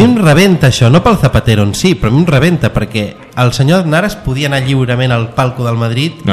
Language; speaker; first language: Catalan; native; Catalan